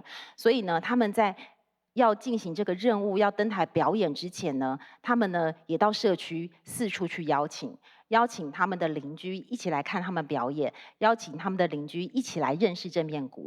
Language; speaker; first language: Chinese; native; Chinese